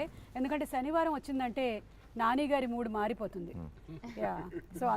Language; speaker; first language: Telugu; native; Telugu